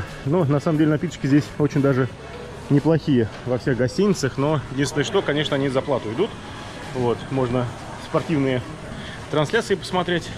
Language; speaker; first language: Russian; native; Russian